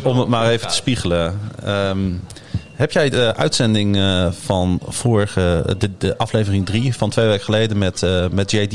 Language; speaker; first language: Dutch; native; Dutch